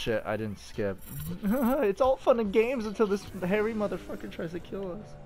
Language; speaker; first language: English; native; English